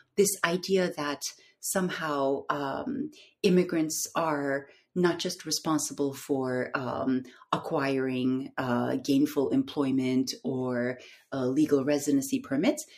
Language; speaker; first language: English; non-native, fluent; Turkish